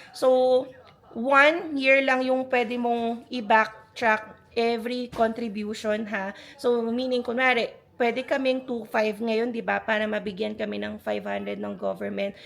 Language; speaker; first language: Filipino; native; Filipino